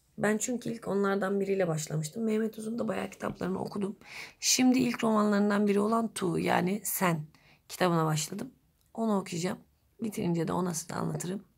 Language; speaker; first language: Turkish; native; Turkish